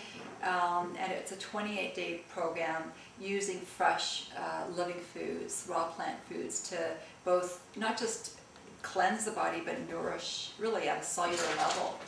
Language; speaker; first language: English; early bilingual, other home language; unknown